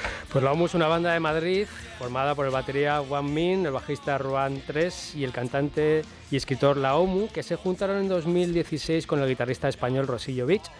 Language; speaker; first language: Spanish; native; Spanish